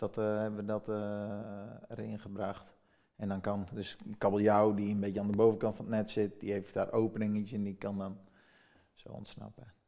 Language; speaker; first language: Dutch; native; Dutch